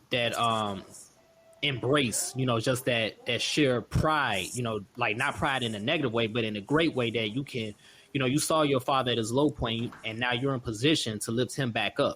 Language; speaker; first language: English; native; English